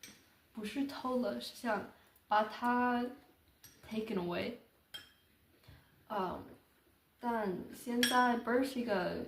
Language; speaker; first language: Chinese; non-native, learner; English